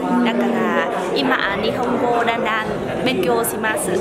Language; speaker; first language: Japanese; non-native, learner; Vietnamese